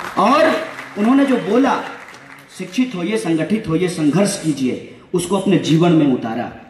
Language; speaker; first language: Hindi; native; Hindi